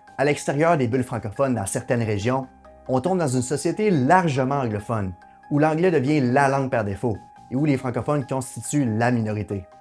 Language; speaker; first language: French; native; French